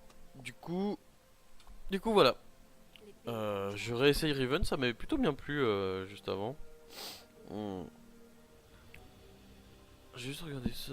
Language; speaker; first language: French; native; French